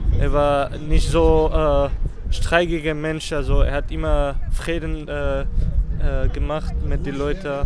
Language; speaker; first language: German; early bilingual, other home language; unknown